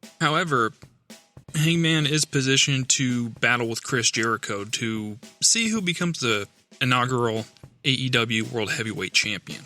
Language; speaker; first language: English; native; English